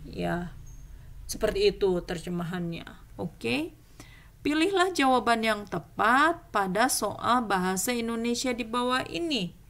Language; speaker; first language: Indonesian; native; Indonesian